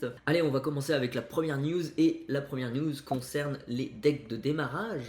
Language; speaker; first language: French; native; French